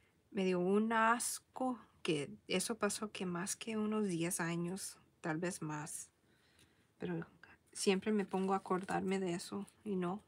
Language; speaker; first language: Spanish; early bilingual, heritage; Spanish